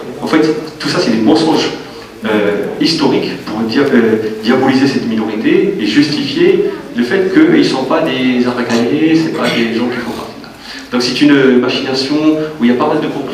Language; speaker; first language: French; native; French